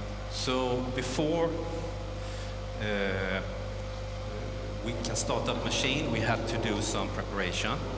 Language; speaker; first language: English; non-native, fluent; Swedish